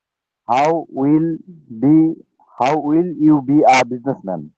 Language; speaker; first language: English; non-native, learner; Bangla